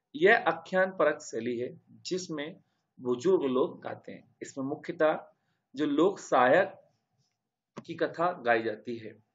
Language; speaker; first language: Hindi; native; Hindi